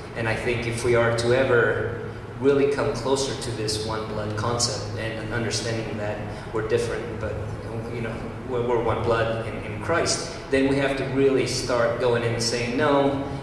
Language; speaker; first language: English; early bilingual, other home language; Romanian